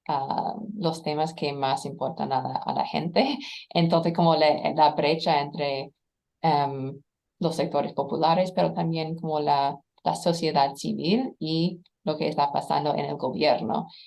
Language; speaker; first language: Spanish; non-native, fluent; English